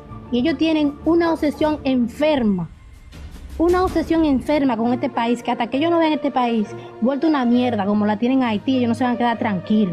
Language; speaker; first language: Spanish; native; Spanish